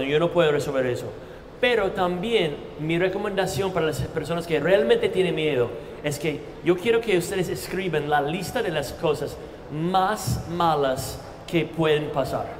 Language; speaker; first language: Spanish; non-native, fluent; English